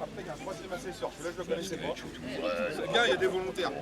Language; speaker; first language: French; native; French